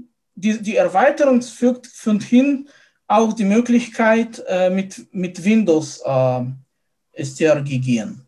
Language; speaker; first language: German; non-native, fluent; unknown